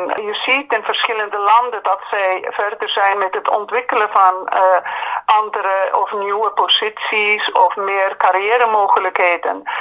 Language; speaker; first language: Dutch; non-native, fluent; Icelandic